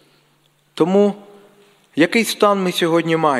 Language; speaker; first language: Czech; non-native, learner; Ukrainian